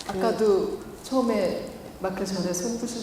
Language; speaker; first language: Korean; native; Korean